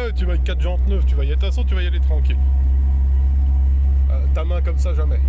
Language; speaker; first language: French; native; French